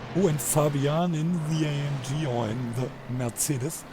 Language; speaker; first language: English; non-native, fluent; German